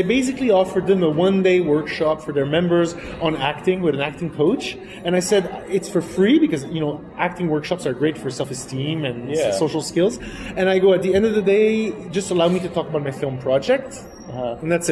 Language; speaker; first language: English; non-native, fluent; French